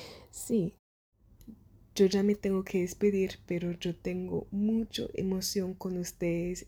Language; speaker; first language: Spanish; non-native, fluent; German